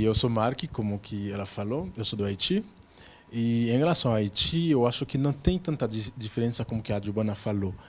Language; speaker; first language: Portuguese; non-native, fluent; Haitian Creole